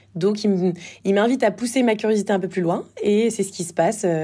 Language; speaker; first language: French; native; French